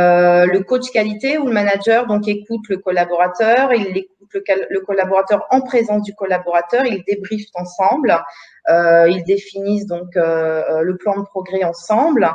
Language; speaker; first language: French; native; French